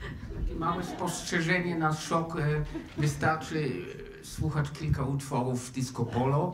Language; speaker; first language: Polish; non-native, fluent; German